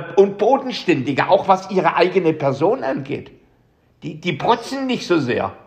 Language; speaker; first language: German; native; German